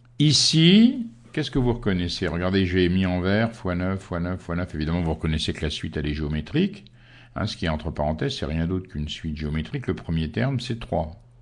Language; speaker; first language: French; native; French